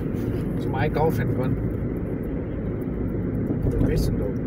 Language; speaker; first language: German; non-native, learner; Vietnamese